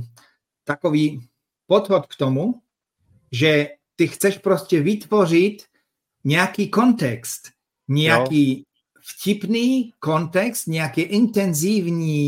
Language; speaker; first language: Czech; non-native, fluent; Polish